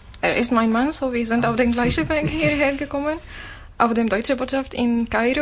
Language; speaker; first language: German; non-native, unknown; Arabic